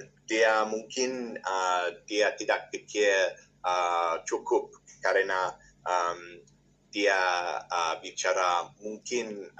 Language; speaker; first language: Indonesian; non-native, learner; English